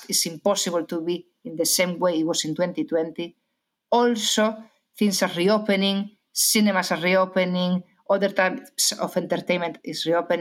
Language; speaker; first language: English; non-native, fluent; Spanish